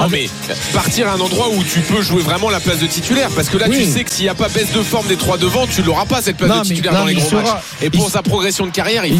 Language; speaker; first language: French; native; French